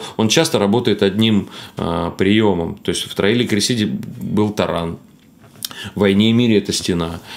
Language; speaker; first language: Russian; native; Russian